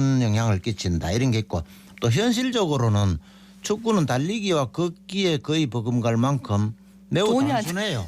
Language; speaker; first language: Korean; native; Korean